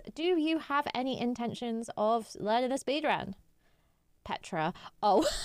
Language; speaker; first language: English; native; English